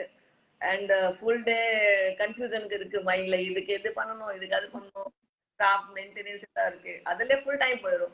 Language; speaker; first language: Tamil; non-native, local second language; Hindi